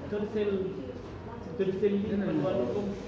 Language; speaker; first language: Arabic; non-native, fluent; Indonesian